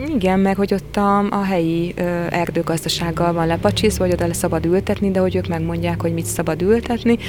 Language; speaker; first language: Hungarian; native; Hungarian